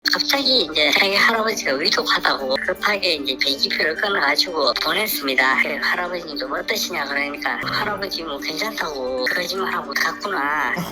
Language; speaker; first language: Korean; native; Korean